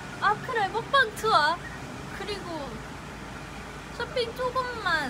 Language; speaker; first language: Korean; non-native, learner; English